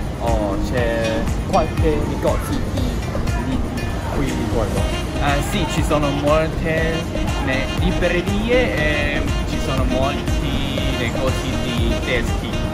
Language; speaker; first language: Italian; non-native, learner; Chinese